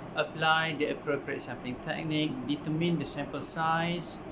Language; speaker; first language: English; non-native, local second language; Malay